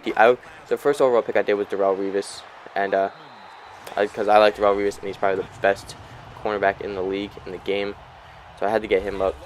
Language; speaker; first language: English; native; English